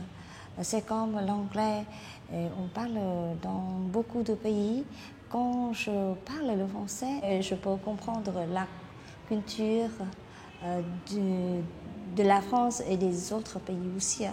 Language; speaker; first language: French; non-native, fluent; Vietnamese